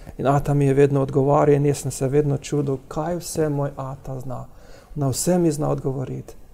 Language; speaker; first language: Slovenian; native; Slovenian